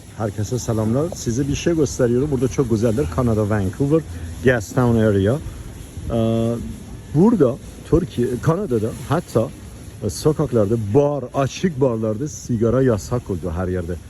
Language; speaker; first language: Turkish; non-native, fluent; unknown